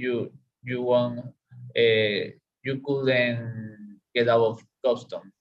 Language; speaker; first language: English; non-native, learner; Spanish